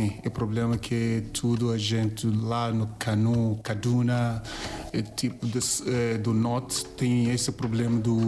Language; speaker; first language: Portuguese; non-native, learner; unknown